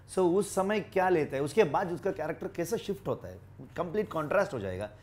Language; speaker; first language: Hindi; non-native, local second language; Kannada